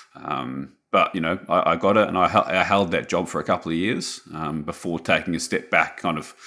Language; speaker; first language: English; native; English